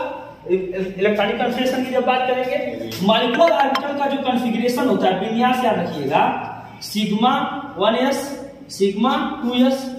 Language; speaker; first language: Hindi; native; Hindi